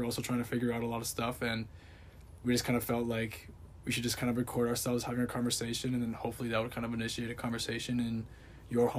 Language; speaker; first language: English; native; English